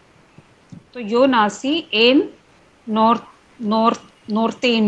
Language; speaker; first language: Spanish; non-native, learner; Hindi